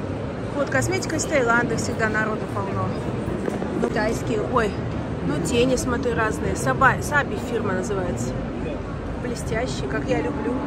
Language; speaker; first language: Russian; native; Russian